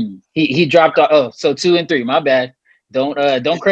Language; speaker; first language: English; native; English